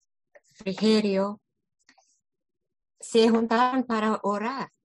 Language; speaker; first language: Spanish; non-native, fluent; English